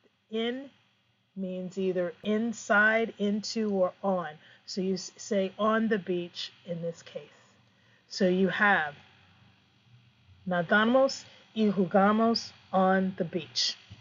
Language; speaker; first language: English; native; English